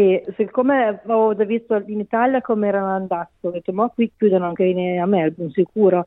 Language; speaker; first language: Italian; native; Italian